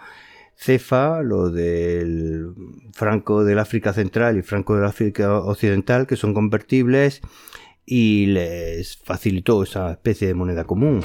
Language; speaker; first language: Spanish; native; Spanish